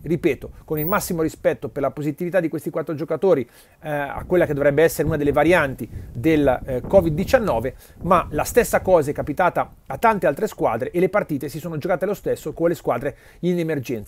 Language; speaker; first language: Italian; native; Italian